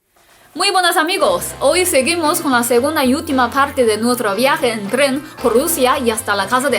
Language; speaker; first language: Spanish; non-native, fluent; Chinese